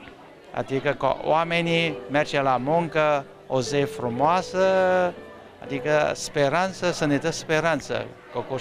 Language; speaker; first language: Romanian; non-native, learner; Chinese